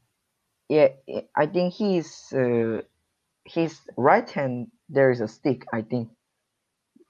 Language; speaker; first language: English; non-native, learner; Korean